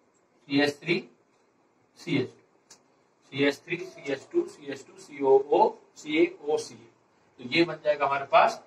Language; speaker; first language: Hindi; native; Hindi